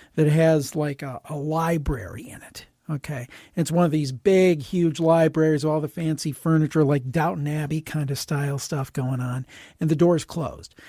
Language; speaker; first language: English; native; English